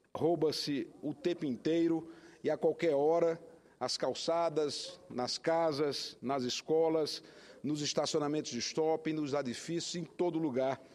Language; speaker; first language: Portuguese; native; Portuguese